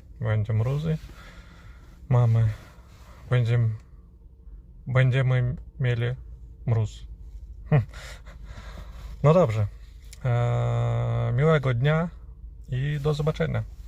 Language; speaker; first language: Polish; non-native, fluent; Ukrainian